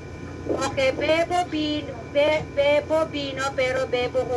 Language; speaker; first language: Spanish; non-native, learner; Filipino